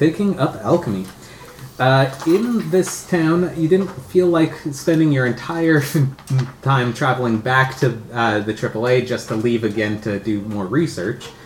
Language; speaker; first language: English; native; English